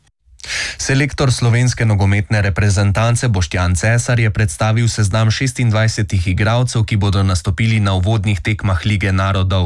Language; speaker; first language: Slovenian; native; Slovenian